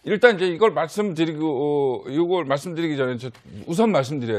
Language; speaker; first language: Korean; native; Korean